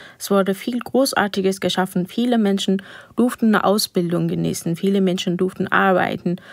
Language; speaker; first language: German; non-native, fluent; Persian